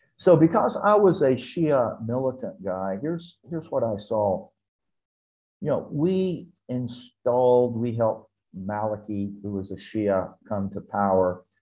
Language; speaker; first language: English; native; English